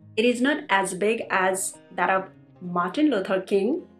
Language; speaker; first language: English; non-native, fluent; Nepali